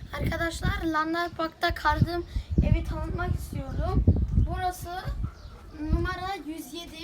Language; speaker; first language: Turkish; early bilingual, heritage; Turkish